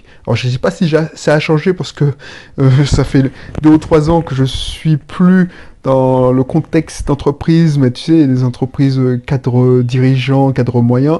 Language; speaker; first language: French; native; French